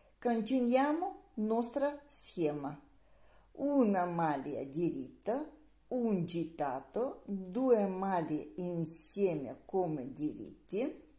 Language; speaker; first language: Italian; non-native, learner; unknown